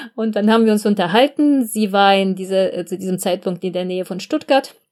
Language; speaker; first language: German; non-native, fluent; Russian